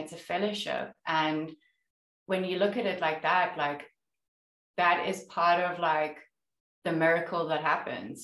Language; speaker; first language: English; native; English